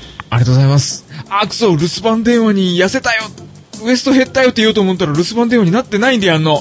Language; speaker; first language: Japanese; native; Japanese